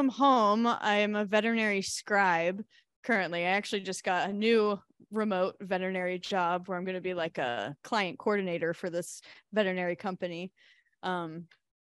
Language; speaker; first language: English; native; English